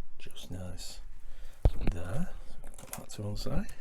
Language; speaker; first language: English; native; English